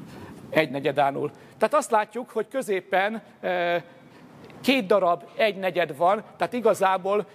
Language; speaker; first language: Hungarian; native; Hungarian